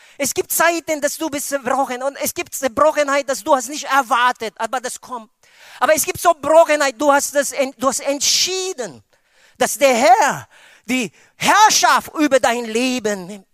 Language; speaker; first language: German; non-native, fluent; Filipino